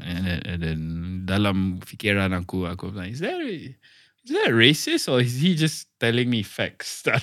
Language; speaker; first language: English; non-native, local second language; Malay